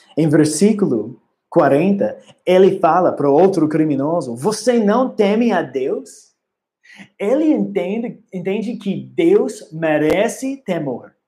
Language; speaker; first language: Portuguese; non-native, learner; English